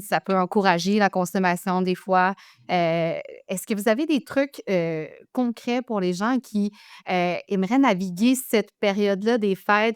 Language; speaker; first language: French; native; French